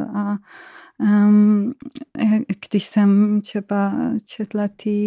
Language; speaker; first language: Czech; non-native, fluent; Hebrew